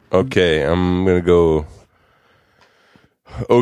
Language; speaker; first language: English; native; English